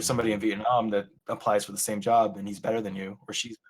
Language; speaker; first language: English; native; English